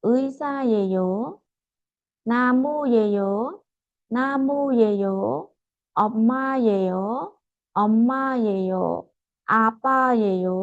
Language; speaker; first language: Korean; non-native, fluent; Khmer